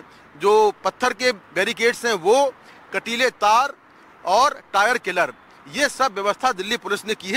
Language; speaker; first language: Hindi; native; Hindi